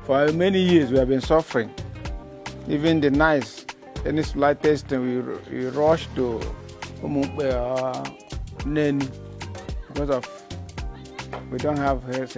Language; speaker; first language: English; non-native, local second language; Igbo